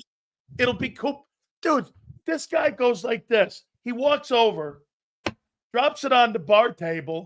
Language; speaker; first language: English; native; English